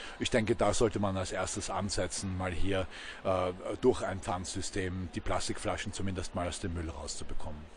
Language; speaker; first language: German; native; German